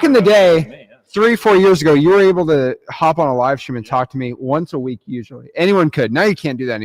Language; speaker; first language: English; native; English